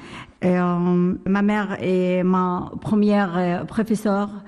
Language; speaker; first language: French; non-native, learner; Arabic